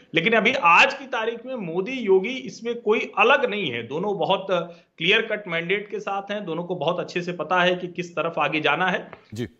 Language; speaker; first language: Hindi; native; Hindi